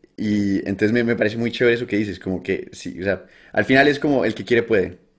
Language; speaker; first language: Spanish; native; Spanish